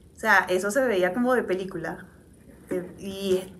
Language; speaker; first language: Spanish; native; Spanish